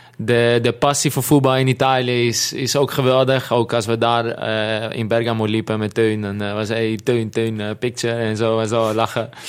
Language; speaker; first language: Dutch; non-native, fluent; Greek